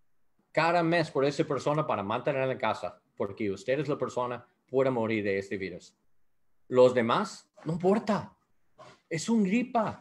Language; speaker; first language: Spanish; non-native, learner; English